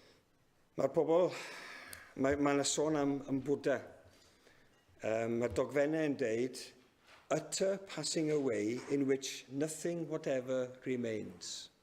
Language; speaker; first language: Welsh; native; Welsh